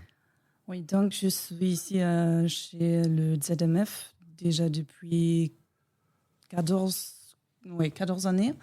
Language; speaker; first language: French; non-native, learner; German